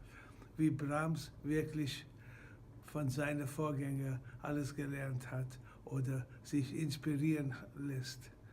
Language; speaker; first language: German; non-native, fluent; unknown